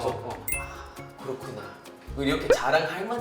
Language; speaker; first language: Korean; non-native, fluent; Portuguese